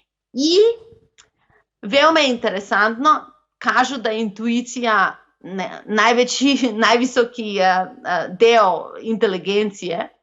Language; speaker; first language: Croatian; non-native, local second language; Macedonian